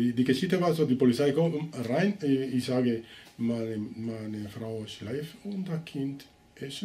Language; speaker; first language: German; non-native, learner; Spanish